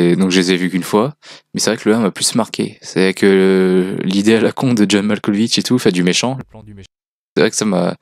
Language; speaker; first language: French; native; French